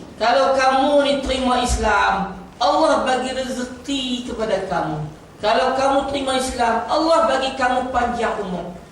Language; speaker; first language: Malay; native; Malay